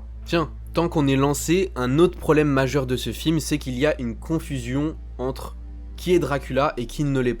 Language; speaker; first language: French; native; French